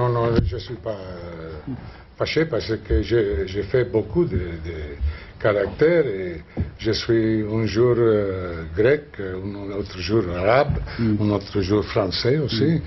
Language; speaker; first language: French; non-native, learner; Spanish